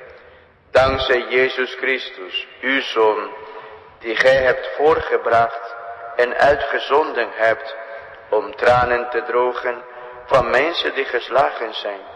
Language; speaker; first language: Dutch; non-native, fluent; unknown